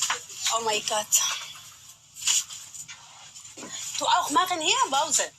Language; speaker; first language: German; non-native, learner; Arabic